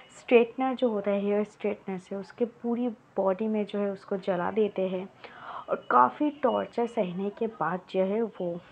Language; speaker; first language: Hindi; non-native, local second language; Bangla